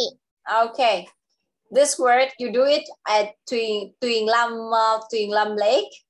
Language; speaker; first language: English; non-native, local second language; Vietnamese